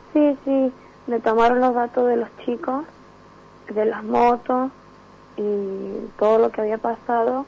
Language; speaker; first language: Spanish; native; Spanish